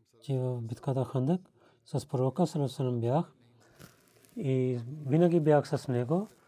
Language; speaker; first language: Bulgarian; non-native, fluent; Urdu